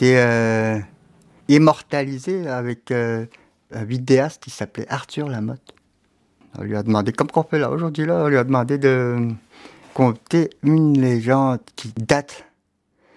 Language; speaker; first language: French; native; French